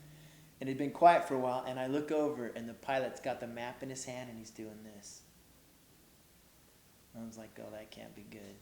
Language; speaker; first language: English; native; English